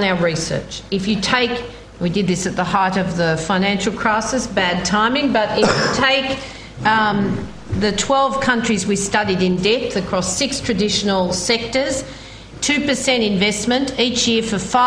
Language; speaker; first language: English; native; English